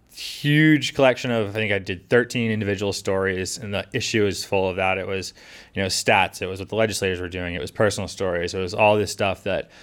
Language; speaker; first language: English; native; English